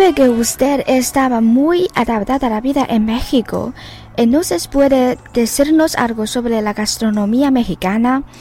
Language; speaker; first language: Spanish; non-native, fluent; Chinese